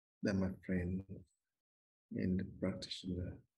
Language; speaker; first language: English; non-native, learner; Vietnamese